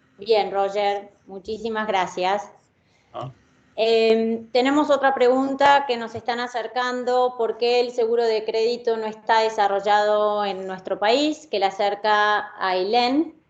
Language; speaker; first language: Spanish; native; Spanish